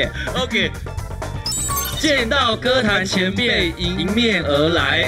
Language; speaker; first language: Chinese; native; Chinese